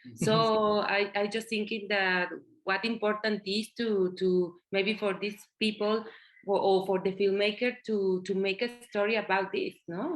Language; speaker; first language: English; non-native, learner; Spanish